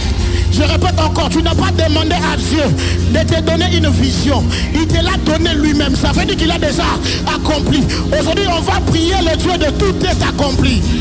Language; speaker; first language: French; non-native, local second language; Lingala